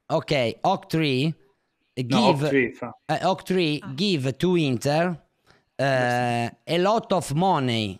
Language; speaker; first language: English; non-native, learner; Italian